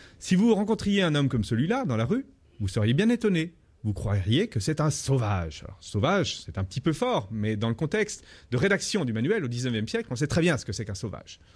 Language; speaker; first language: French; native; French